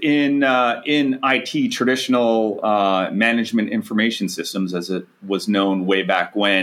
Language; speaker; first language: English; native; English